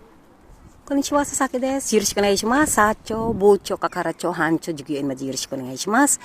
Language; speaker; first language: Japanese; early bilingual, other home language; Filipino